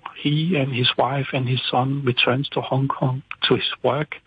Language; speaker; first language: English; non-native, fluent; Danish